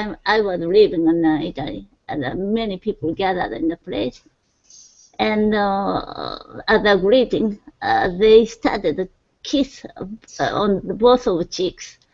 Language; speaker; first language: English; non-native, learner; Japanese